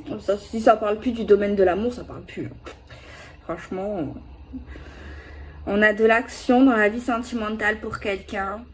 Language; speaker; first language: French; native; French